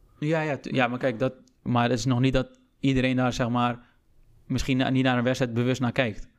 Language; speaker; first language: Dutch; early bilingual, other home language; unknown